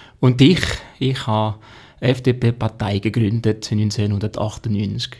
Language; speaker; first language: German; non-native, local second language; French